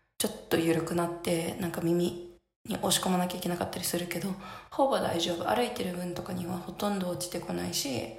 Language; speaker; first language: Japanese; native; Japanese